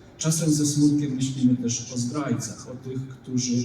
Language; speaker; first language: Polish; native; Polish